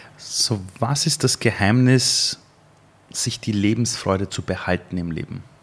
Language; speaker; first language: German; early bilingual, other home language; Persian